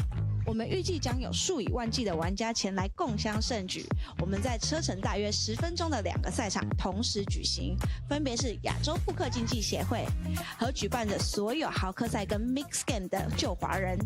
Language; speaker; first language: Chinese; native; Chinese